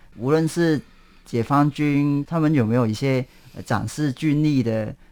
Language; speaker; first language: Chinese; non-native, local second language; Cantonese